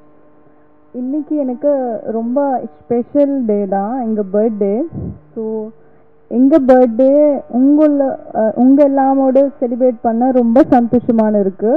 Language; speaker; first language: Tamil; non-native, learner; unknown